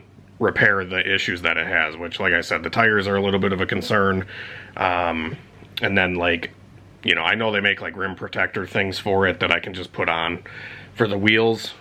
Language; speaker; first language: English; native; English